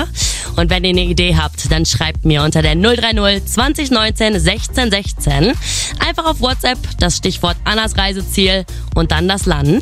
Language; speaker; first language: German; native; German